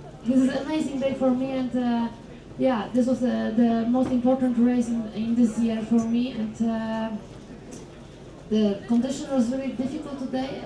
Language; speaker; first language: English; non-native, learner; Polish